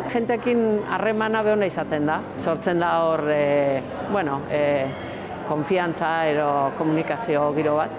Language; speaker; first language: Basque; native; Basque